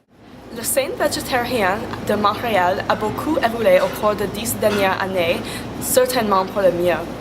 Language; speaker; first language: French; non-native, fluent; English